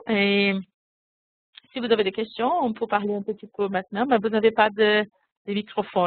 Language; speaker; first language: French; non-native, fluent; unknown